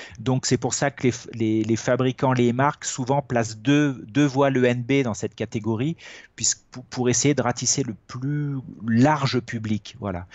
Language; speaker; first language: French; native; French